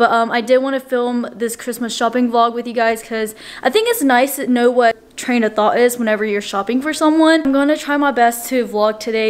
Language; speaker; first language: English; native; English